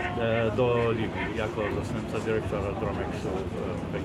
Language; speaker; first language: Polish; non-native, fluent; Arabic